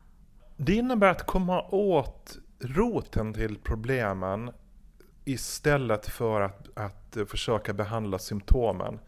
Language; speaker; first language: Swedish; native; Swedish